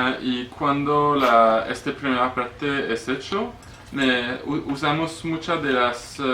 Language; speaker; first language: Spanish; non-native, learner; French